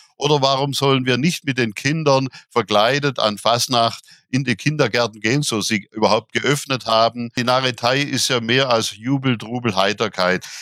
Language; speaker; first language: German; native; German